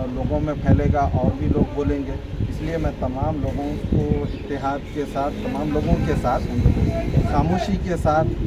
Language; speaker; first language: Hindi; non-native, local second language; Urdu